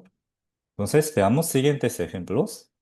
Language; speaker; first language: Spanish; non-native, fluent; Korean